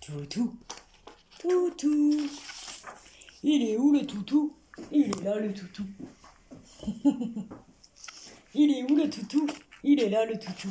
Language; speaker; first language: French; native; French